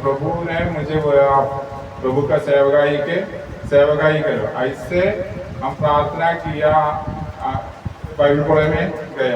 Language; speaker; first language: Hindi; non-native, local second language; Malayalam